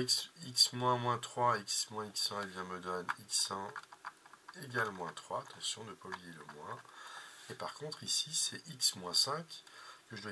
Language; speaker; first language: French; native; French